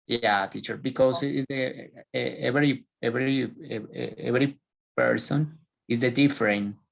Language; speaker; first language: English; non-native, learner; Spanish